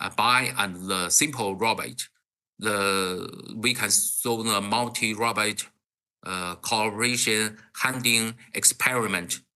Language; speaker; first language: English; non-native, learner; Chinese